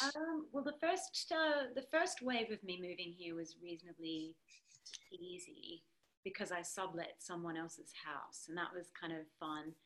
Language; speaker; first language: English; native; English